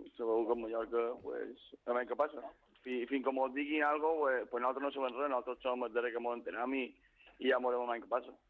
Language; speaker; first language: Catalan; native; Catalan